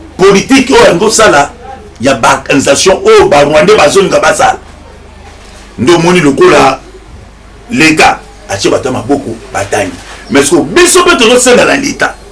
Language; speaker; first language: Lingala; non-native, local second language; Luba-Lulua